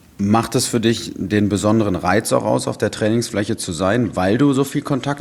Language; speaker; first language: German; native; German